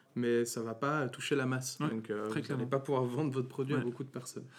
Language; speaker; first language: French; native; French